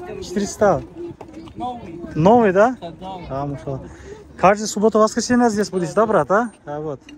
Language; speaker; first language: Russian; non-native, local second language; Kyrgyz